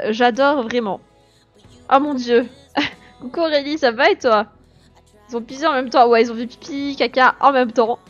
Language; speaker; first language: French; native; French